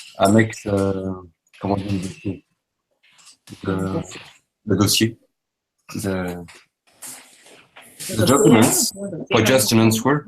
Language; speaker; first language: English; non-native, learner; French